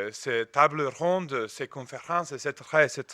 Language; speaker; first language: French; non-native, fluent; Serbian